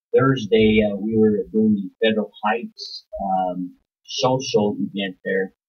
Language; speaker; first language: English; early bilingual, other home language; Spanish